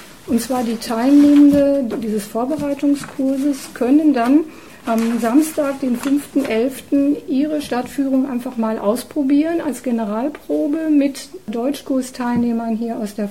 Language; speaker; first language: German; native; German